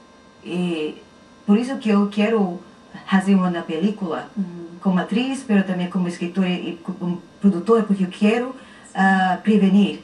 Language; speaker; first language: Spanish; non-native, learner; Portuguese